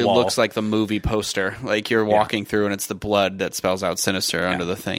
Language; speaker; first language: English; native; English